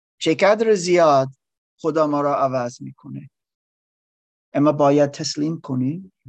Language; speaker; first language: Persian; non-native, learner; English